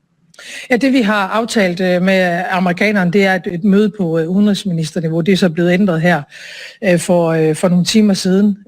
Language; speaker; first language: Danish; native; Danish